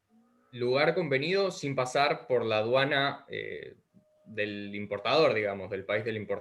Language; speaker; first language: Spanish; native; Spanish